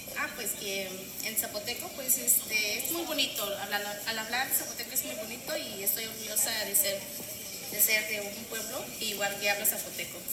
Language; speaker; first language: Spanish; non-native, local second language; Zapotec